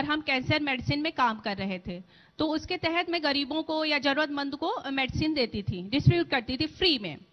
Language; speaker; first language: Hindi; native; Hindi